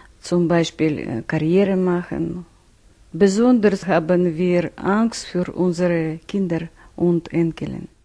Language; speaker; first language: German; early bilingual, heritage; Russian